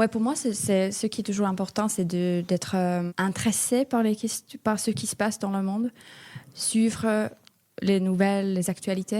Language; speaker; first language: French; non-native, fluent; Finnish